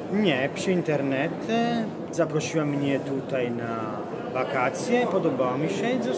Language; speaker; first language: Polish; non-native, learner; Italian